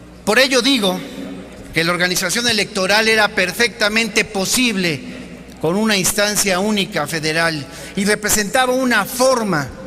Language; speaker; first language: Spanish; native; Spanish